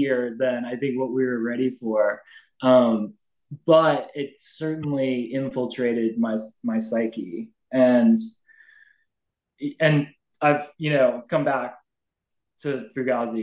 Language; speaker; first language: English; native; English